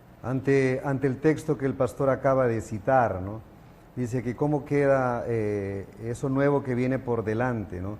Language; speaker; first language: Spanish; non-native, fluent; Portuguese